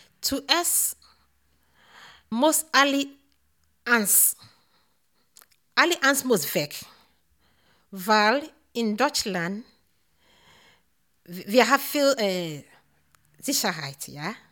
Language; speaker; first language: German; non-native, learner; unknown